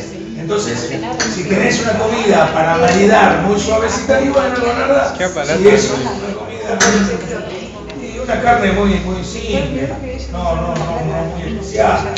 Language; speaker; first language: Spanish; native; Spanish